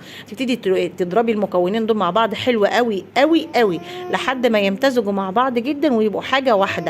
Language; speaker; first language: Arabic; native; Arabic